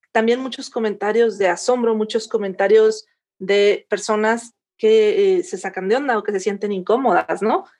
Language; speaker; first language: Spanish; native; Spanish